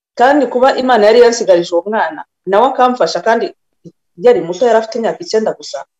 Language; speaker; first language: Kinyarwanda; early bilingual, other home language; Rundi